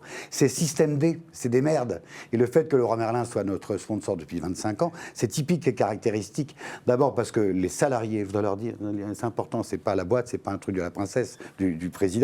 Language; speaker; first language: French; native; French